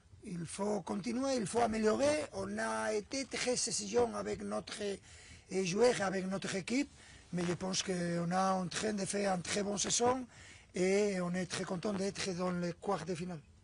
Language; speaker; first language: French; non-native, fluent; Spanish